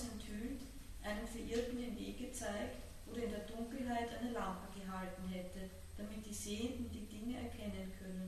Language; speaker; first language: German; native; German